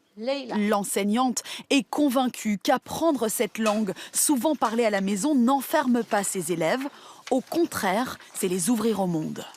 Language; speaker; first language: French; native; French